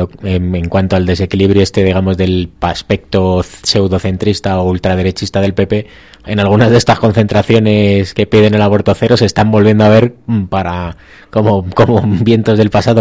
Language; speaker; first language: Spanish; native; Spanish